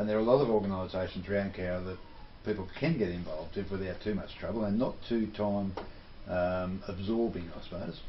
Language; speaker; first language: English; native; English